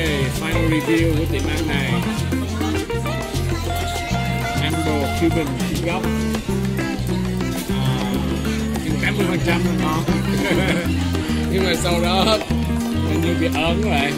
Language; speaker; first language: Vietnamese; early bilingual, heritage; Vietnamese